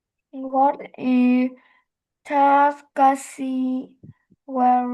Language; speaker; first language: English; non-native, learner; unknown